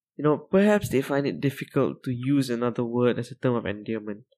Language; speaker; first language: English; non-native, local second language; Tamil